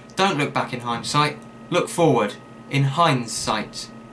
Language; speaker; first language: English; native; English